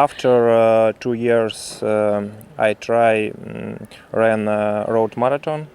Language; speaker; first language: English; non-native, learner; Russian